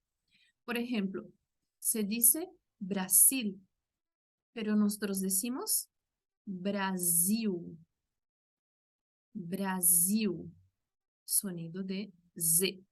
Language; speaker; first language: Spanish; non-native, local second language; Portuguese